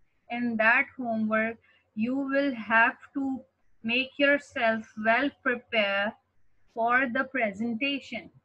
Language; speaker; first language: English; non-native, local second language; Hindi